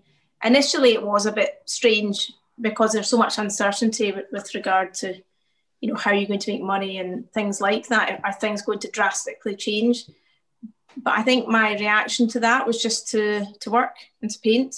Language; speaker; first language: English; native; English